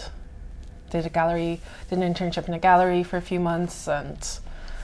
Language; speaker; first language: English; native; English